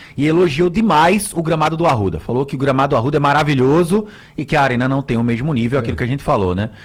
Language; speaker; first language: Portuguese; native; Portuguese